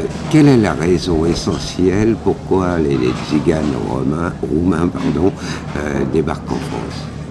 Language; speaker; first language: French; native; French